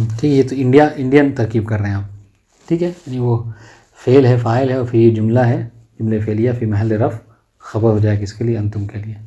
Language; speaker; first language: Urdu; native; Urdu